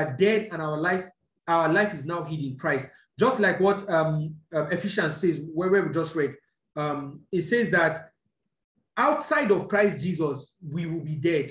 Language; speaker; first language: English; non-native, local second language; Yoruba